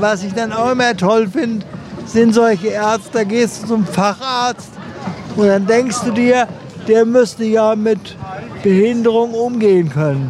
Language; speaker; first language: German; native; German